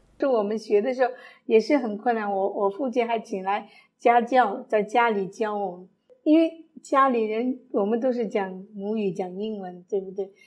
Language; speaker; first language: Chinese; early bilingual, other home language; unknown